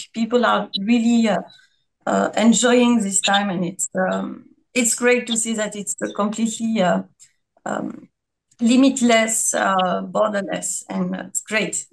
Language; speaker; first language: English; non-native, fluent; French